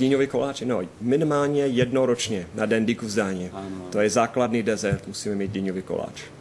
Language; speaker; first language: Czech; non-native, fluent; English